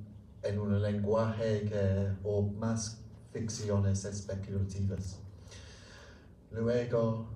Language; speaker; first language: Spanish; non-native, fluent; English